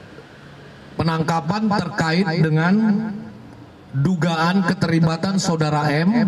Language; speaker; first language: Indonesian; native; Indonesian